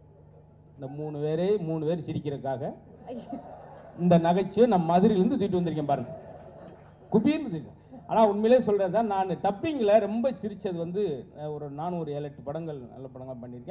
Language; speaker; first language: Tamil; native; Tamil